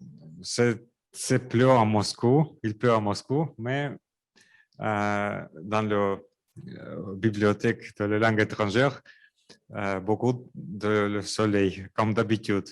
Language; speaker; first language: French; non-native, learner; Russian